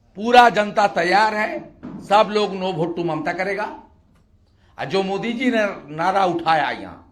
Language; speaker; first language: Hindi; non-native, local second language; Bangla